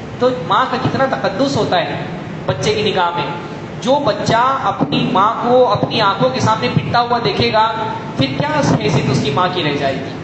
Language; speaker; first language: Urdu; native; Urdu